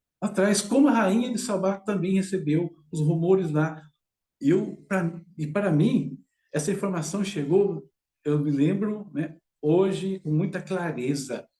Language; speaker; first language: Portuguese; native; Portuguese